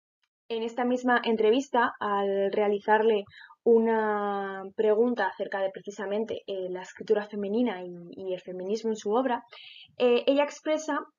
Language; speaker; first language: Spanish; native; Spanish